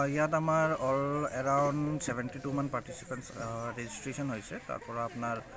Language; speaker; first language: Assamese; native; Assamese